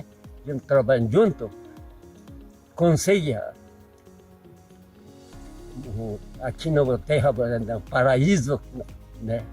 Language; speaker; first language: Portuguese; non-native, learner; Japanese